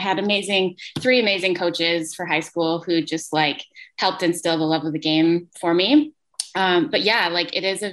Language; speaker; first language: English; native; English